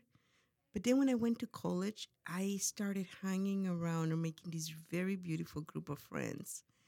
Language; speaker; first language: English; non-native, fluent; Spanish